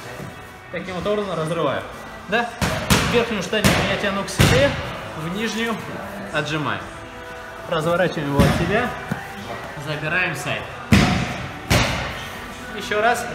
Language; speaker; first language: Russian; native; Russian